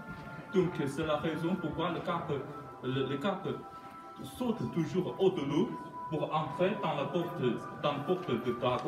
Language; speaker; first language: French; non-native, fluent; Chinese